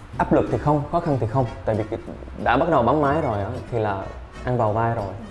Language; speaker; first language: Vietnamese; early bilingual, heritage; Vietnamese